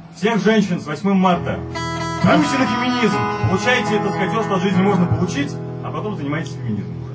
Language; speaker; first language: Russian; native; Russian